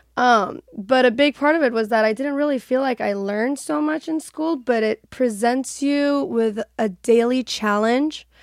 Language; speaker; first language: English; non-native, fluent; Persian